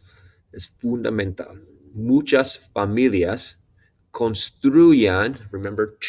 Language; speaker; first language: Spanish; non-native, fluent; English